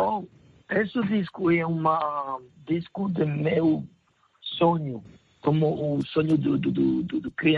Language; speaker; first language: Portuguese; non-native, learner; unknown